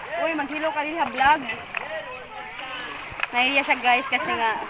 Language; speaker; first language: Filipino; non-native, local second language; Waray